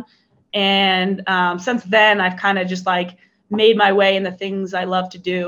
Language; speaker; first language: English; native; English